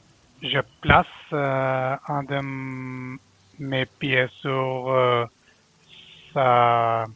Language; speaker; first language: French; non-native, learner; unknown